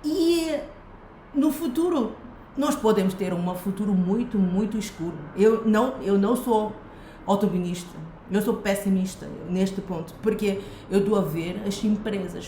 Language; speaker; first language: Portuguese; non-native, fluent; Chinese